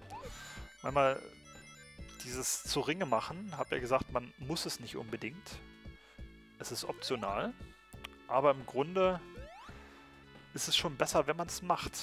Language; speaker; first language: German; native; German